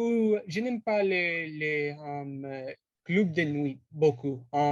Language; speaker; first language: French; non-native, learner; English